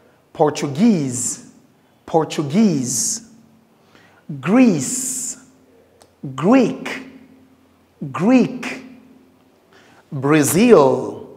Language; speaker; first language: English; non-native, fluent; Lingala